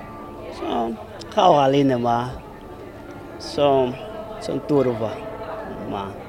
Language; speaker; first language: Finnish; non-native, learner; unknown